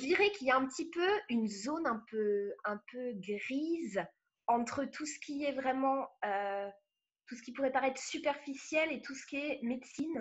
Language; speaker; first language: French; native; French